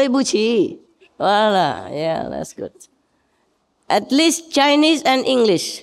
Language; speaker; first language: English; non-native, fluent; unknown